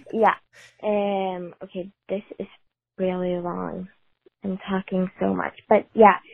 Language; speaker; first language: English; non-native, fluent; Swedish